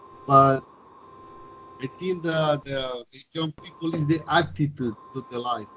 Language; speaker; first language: English; non-native, learner; Spanish